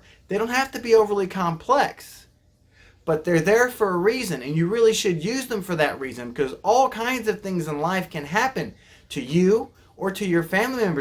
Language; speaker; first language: English; native; English